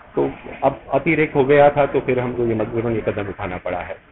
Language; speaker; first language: Hindi; native; Hindi